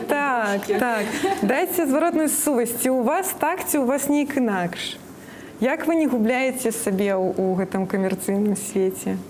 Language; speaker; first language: Belarusian; native; Belarusian